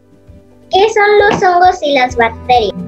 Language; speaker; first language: Spanish; native; Spanish